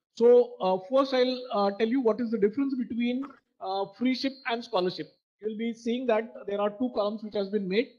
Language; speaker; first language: English; non-native, local second language; Marathi